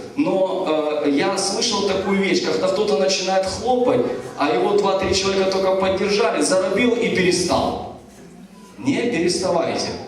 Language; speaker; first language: Russian; native; Russian